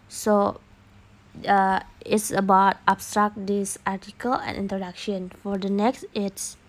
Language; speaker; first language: English; non-native, learner; Indonesian